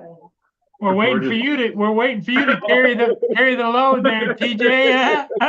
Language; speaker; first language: English; native; English